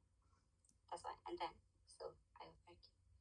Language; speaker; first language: English; non-native, learner; Burmese